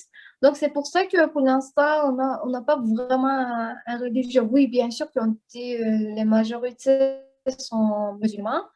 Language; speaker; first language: French; non-native, learner; Azerbaijani